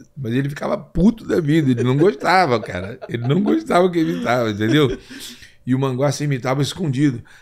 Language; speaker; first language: Portuguese; native; Portuguese